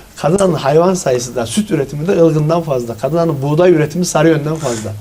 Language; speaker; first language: Turkish; native; Turkish